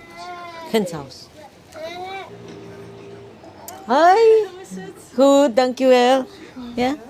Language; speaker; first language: Dutch; non-native, fluent; Indonesian